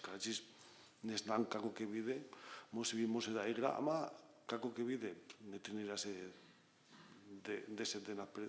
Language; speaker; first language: Macedonian; non-native, learner; Spanish